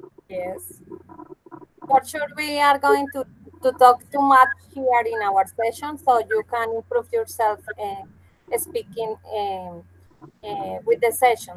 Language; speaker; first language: English; non-native, fluent; Spanish